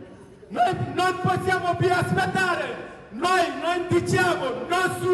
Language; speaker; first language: Italian; non-native, learner; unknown